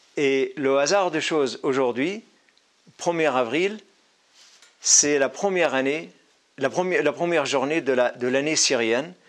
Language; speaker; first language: French; non-native, fluent; Arabic